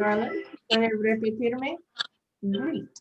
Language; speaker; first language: Spanish; non-native, learner; English